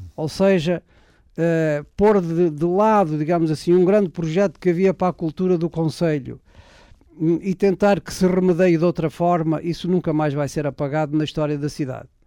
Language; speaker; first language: Portuguese; native; Portuguese